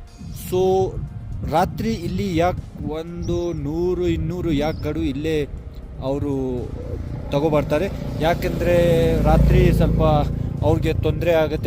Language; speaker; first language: Kannada; non-native, local second language; Ladakhi